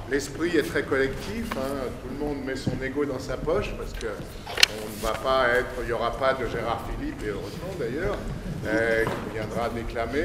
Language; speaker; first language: French; native; French